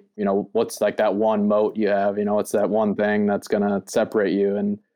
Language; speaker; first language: English; native; English